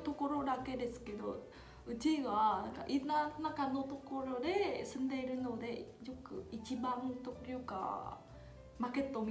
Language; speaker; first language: Japanese; non-native, fluent; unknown